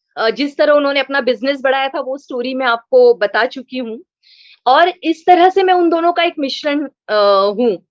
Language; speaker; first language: Hindi; non-native, local second language; Marathi